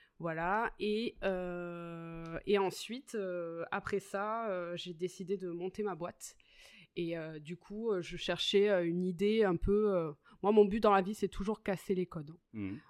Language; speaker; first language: French; native; French